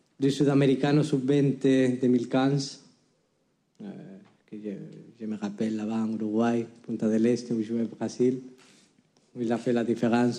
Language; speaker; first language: French; non-native, fluent; Spanish